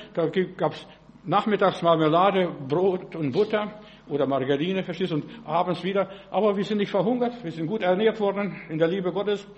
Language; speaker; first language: German; non-native, fluent; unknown